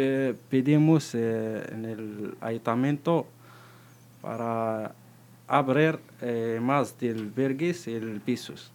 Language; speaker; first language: Spanish; non-native, learner; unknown